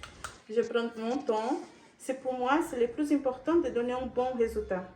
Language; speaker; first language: French; non-native, learner; Portuguese